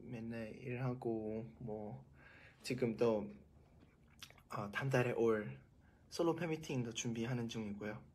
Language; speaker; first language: Korean; non-native, fluent; Thai